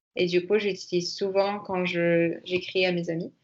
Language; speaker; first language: French; native; French